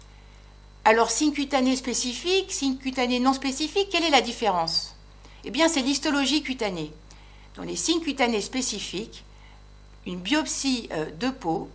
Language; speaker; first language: French; native; French